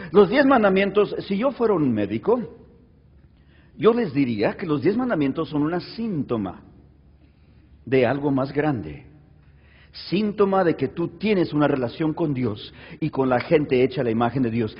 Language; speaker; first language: Spanish; early bilingual, heritage; Spanish